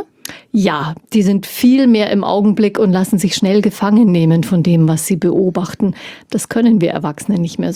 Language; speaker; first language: German; native; German